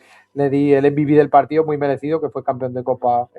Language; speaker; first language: Spanish; native; Spanish